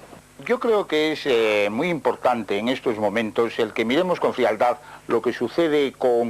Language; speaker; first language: Spanish; native; Spanish